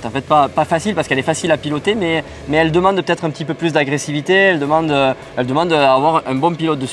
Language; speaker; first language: French; native; French